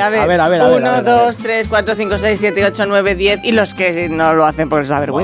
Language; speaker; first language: Spanish; native; Spanish